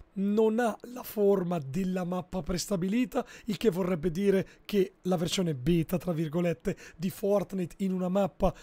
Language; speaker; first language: Italian; native; Italian